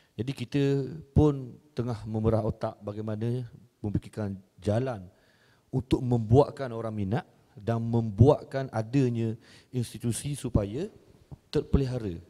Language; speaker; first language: Malay; native; Malay